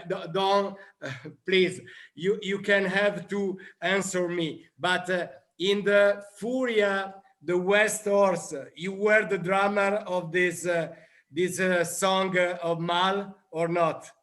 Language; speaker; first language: English; non-native, learner; Italian